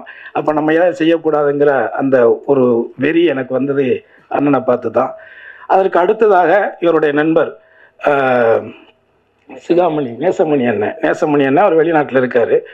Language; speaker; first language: Tamil; native; Tamil